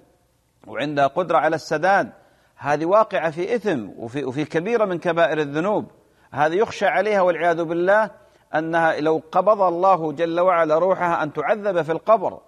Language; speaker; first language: Arabic; native; Arabic